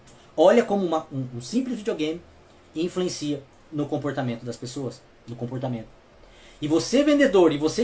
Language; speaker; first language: Portuguese; native; Portuguese